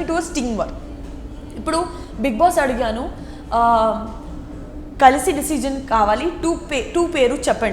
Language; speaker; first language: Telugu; non-native, learner; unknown